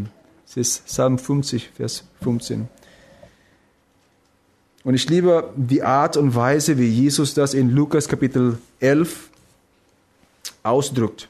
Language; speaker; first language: German; non-native, fluent; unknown